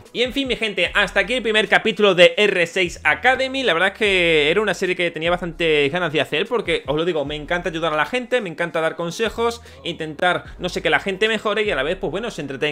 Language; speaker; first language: Spanish; native; Spanish